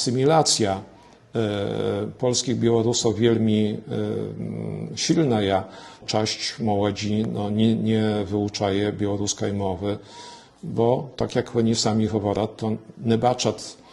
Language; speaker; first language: Polish; non-native, local second language; Belarusian